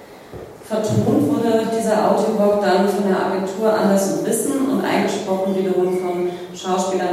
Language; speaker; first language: German; native; German